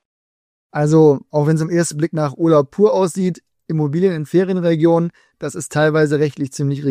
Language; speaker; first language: German; native; German